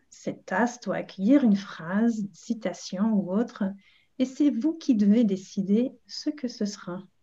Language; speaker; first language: French; non-native, fluent; English